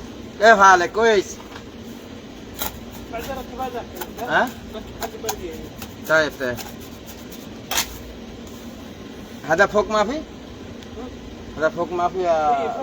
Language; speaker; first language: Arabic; non-native, learner; Bangla